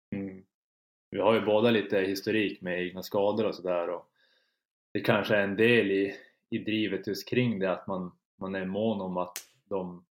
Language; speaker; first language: Swedish; native; Swedish